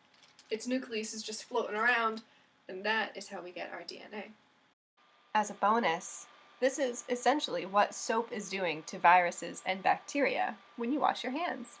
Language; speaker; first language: English; native; English